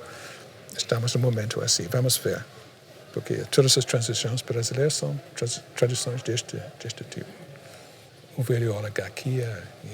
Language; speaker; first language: Portuguese; non-native, fluent; English